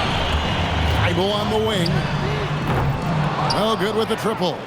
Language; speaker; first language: English; native; English